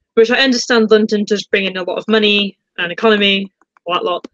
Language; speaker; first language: English; native; English